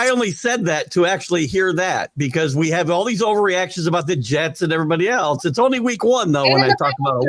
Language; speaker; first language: English; native; English